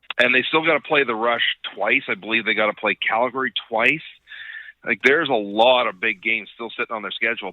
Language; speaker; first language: English; native; English